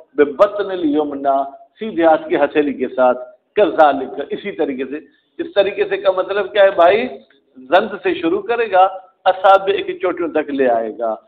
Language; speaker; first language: Urdu; non-native, local second language; Sindhi